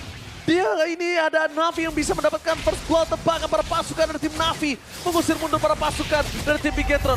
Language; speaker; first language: Indonesian; native; Indonesian